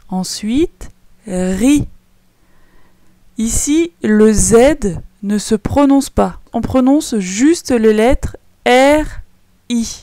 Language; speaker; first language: French; native; French